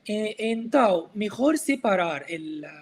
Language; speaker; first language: Portuguese; non-native, learner; Arabic